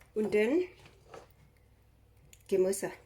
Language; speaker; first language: German; non-native, learner; Thai